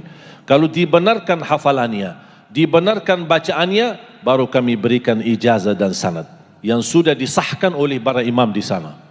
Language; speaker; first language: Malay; non-native, fluent; Arabic